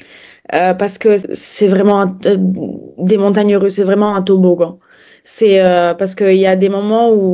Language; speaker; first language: French; non-native, fluent; Italian